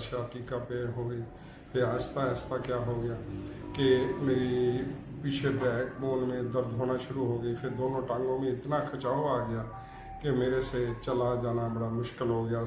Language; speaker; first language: Urdu; non-native, local second language; Punjabi